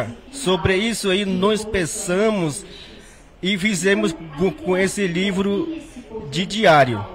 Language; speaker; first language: Portuguese; non-native, local second language; Yanomámi